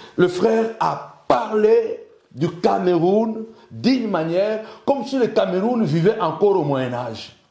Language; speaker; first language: French; early bilingual, other home language; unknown